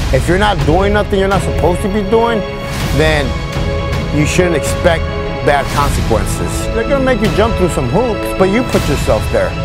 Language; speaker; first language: English; native; English